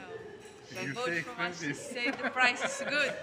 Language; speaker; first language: English; non-native, learner; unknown